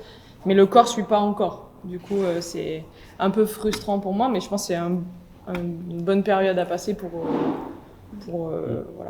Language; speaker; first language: French; native; French